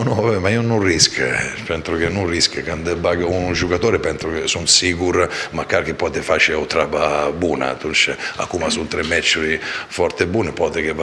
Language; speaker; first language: Romanian; non-native, fluent; Italian